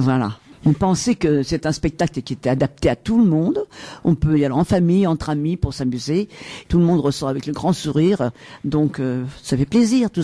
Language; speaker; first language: French; native; French